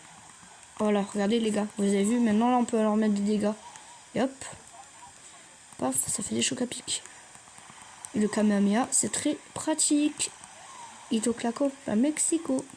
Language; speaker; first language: French; native; French